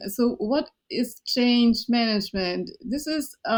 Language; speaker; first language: English; non-native, fluent; Chinese